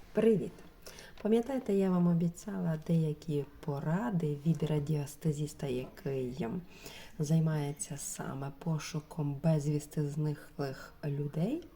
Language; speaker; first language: Ukrainian; non-native, local second language; Russian